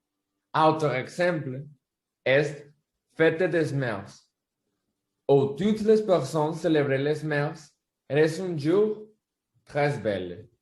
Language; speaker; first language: French; non-native, learner; Spanish